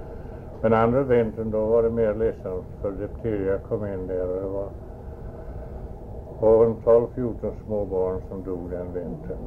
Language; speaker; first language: Swedish; early bilingual, heritage; Swedish